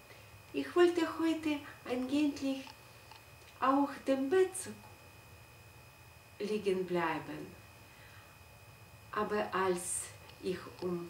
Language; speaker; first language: German; non-native, learner; Russian